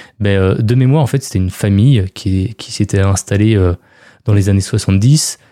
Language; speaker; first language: French; native; French